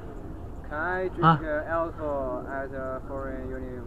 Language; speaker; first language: English; non-native, learner; Chinese